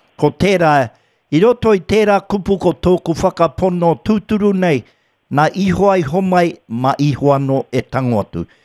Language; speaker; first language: Māori; native; Māori